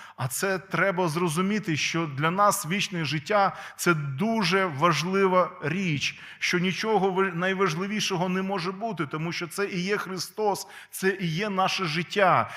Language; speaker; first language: Ukrainian; non-native, local second language; Russian